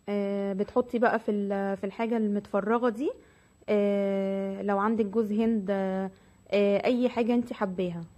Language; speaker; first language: Arabic; native; Arabic